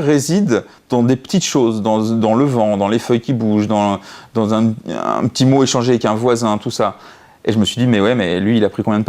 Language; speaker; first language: French; native; French